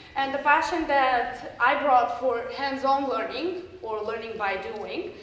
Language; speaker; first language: English; non-native, fluent; Bulgarian